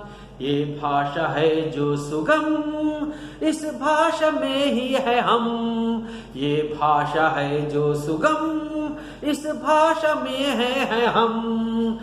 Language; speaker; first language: Hindi; non-native, local second language; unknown